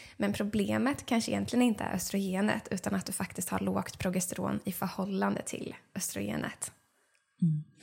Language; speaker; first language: Swedish; native; Swedish